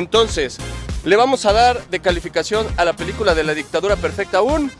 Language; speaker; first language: Spanish; native; Spanish